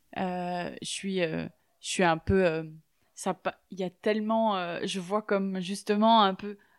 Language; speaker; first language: French; native; French